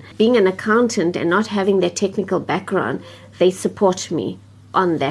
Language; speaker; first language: English; native; English